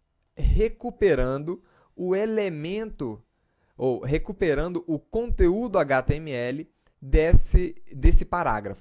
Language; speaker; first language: Portuguese; native; Portuguese